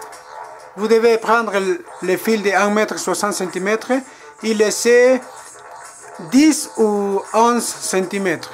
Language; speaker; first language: French; non-native, learner; Spanish